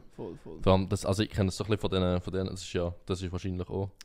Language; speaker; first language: German; native; German